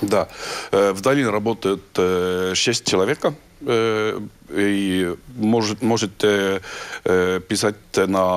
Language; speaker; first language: Russian; non-native, learner; Estonian